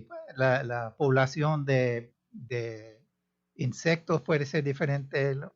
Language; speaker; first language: Spanish; non-native, fluent; English